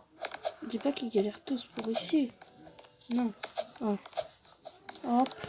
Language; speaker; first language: French; native; French